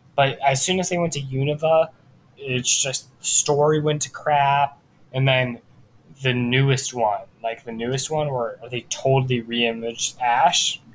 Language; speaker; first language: English; native; English